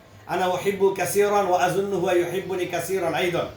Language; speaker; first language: Arabic; non-native, learner; Bangla